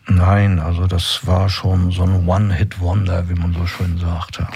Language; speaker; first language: German; native; German